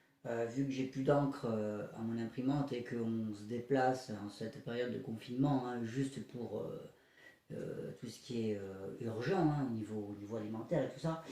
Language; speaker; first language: French; native; French